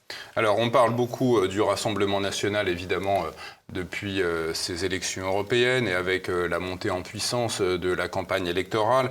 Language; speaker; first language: French; native; French